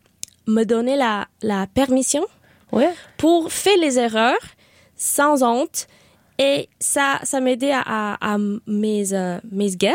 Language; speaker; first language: French; non-native, learner; English